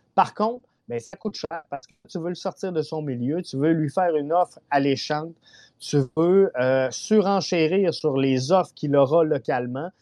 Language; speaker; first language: French; native; French